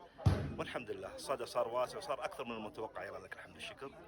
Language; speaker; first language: Arabic; native; Arabic